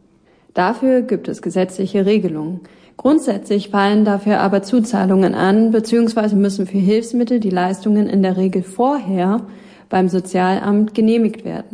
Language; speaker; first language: German; native; German